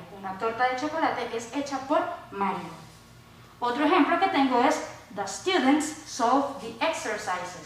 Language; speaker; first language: Spanish; native; Spanish